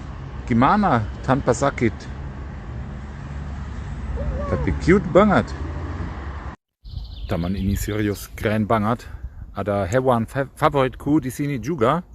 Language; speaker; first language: Indonesian; non-native, fluent; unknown